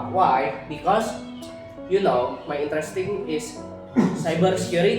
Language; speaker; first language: English; non-native, learner; Indonesian